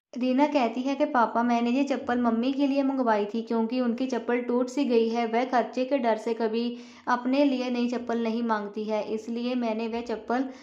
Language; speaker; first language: Hindi; non-native, local second language; Punjabi